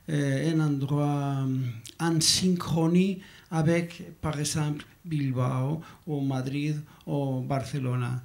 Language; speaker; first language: French; non-native, learner; Basque